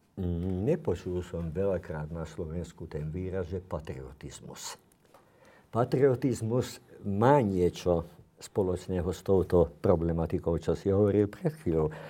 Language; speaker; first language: Slovak; non-native, local second language; Hungarian